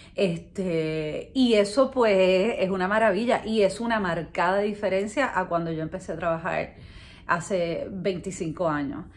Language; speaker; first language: Spanish; native; Spanish